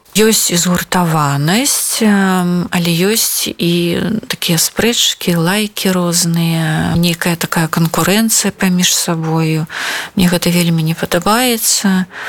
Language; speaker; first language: Belarusian; non-native, local second language; Russian